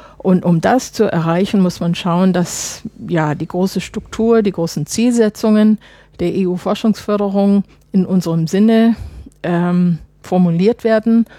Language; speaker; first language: German; non-native, fluent; English